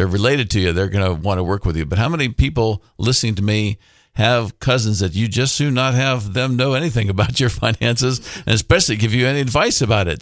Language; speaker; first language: English; native; English